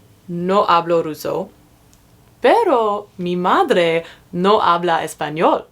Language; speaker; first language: Spanish; non-native, learner; English